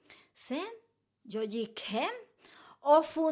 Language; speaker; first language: Swedish; non-native, fluent; Spanish